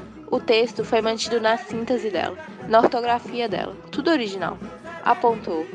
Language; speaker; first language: Portuguese; native; Portuguese